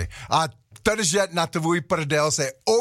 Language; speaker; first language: Czech; non-native, learner; English